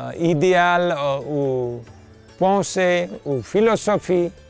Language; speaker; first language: French; non-native, fluent; Nepali